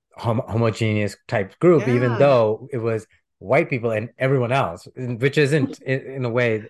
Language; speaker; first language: English; non-native, local second language; Gujarati